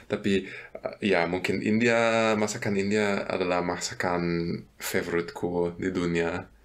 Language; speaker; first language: Indonesian; non-native, fluent; German